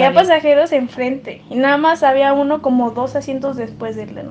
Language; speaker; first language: Spanish; native; Spanish